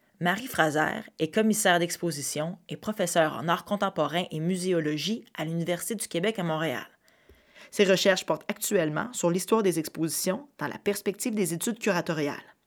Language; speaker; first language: French; native; French